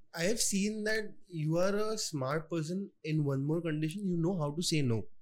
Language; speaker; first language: Hindi; non-native, local second language; Marathi